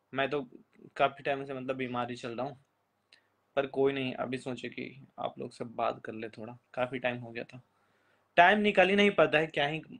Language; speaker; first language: Hindi; native; Hindi